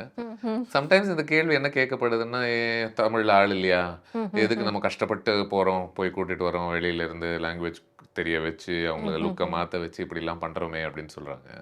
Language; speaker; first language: Tamil; native; Tamil